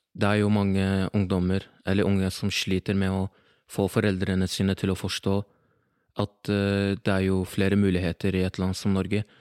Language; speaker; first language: Norwegian; early bilingual, other home language; Arabic